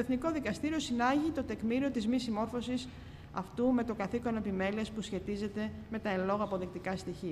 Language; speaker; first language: Greek; native; Greek